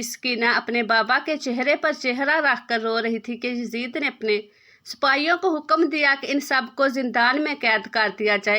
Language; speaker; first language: Urdu; native; Urdu